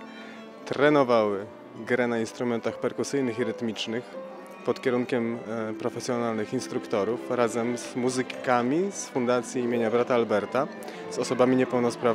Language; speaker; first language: Polish; native; Polish